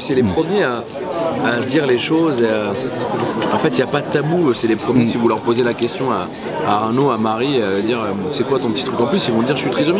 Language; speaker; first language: French; native; French